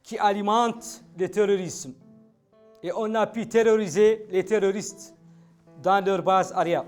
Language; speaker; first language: French; non-native, local second language; Arabic